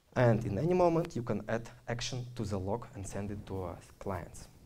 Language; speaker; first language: English; non-native, fluent; Russian